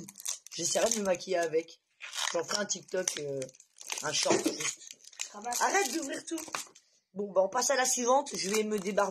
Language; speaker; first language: French; native; French